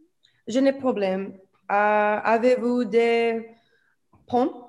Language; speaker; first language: French; non-native, learner; English